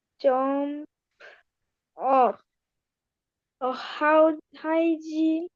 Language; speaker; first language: English; non-native, learner; Korean